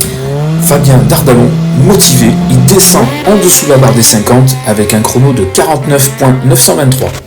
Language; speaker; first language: French; native; French